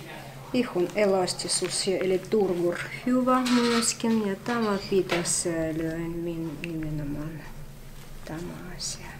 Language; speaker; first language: Finnish; non-native, fluent; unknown